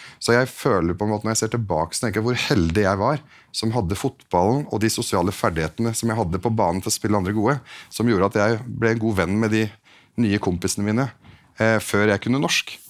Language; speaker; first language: Norwegian; early bilingual, other home language; Arabic